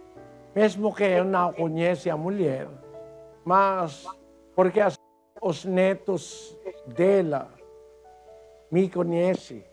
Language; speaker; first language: Portuguese; non-native, learner; Filipino